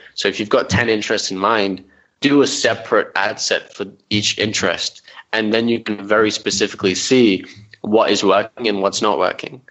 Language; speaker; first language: English; early bilingual, other home language; Arabic